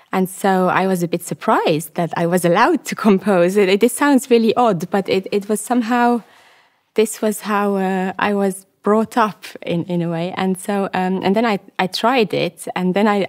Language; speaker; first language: English; non-native, fluent; Luxembourgish